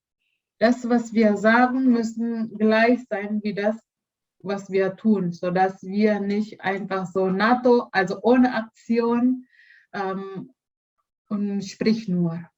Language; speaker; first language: German; non-native, learner; Indonesian